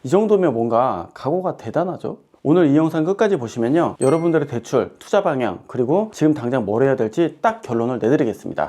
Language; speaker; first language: Korean; native; Korean